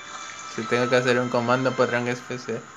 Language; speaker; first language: Spanish; native; Spanish